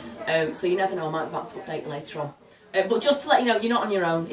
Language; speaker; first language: English; native; English